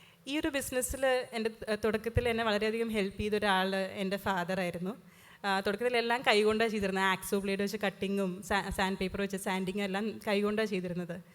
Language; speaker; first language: Malayalam; native; Malayalam